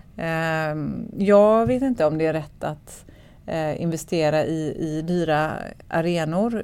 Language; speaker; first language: Swedish; native; Swedish